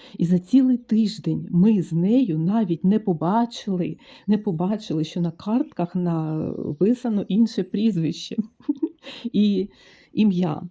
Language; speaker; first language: Ukrainian; native; Ukrainian